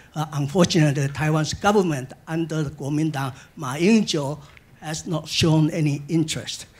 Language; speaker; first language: English; non-native, fluent; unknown